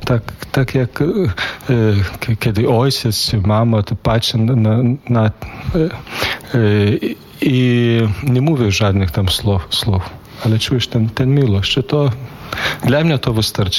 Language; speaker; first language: Polish; non-native, fluent; Lithuanian